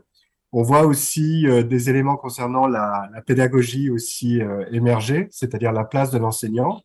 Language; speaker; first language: French; native; French